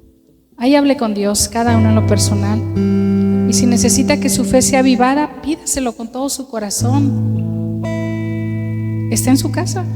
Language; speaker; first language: Spanish; native; Spanish